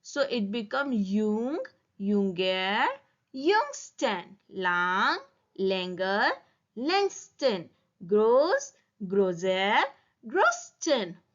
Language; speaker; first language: German; non-native, learner; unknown